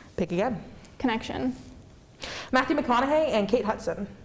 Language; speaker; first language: English; native; English